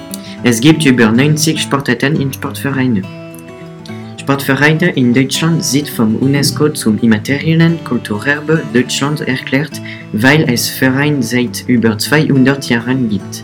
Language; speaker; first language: German; non-native, learner; French